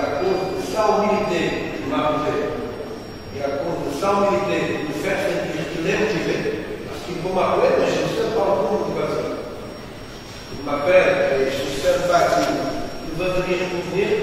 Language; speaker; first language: French; non-native, learner; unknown